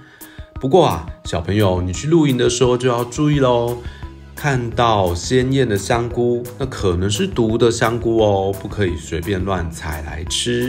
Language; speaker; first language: Chinese; native; Chinese